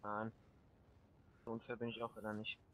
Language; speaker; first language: German; native; German